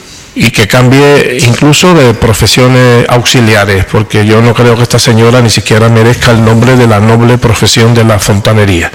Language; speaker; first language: Spanish; native; Spanish